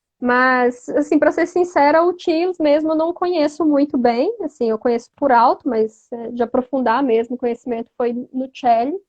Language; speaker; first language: Portuguese; native; Portuguese